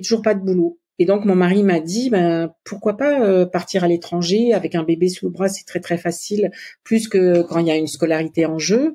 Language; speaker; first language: French; native; French